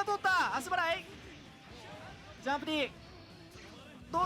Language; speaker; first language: Japanese; native; Japanese